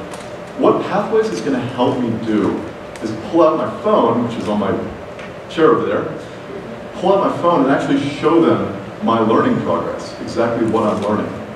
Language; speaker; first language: English; native; English